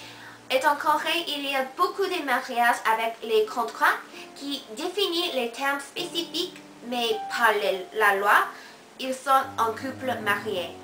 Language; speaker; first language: French; non-native, learner; Korean